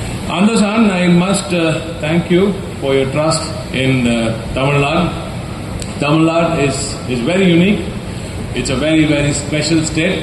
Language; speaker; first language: English; non-native, local second language; Tamil